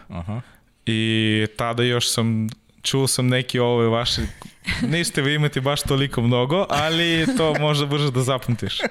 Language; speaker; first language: Serbian; non-native, learner; Russian